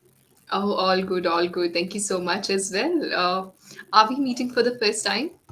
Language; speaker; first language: English; non-native, local second language; Hindi